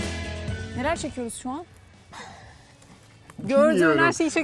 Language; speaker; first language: Turkish; native; Turkish